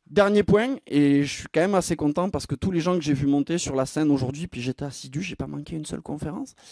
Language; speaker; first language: French; native; French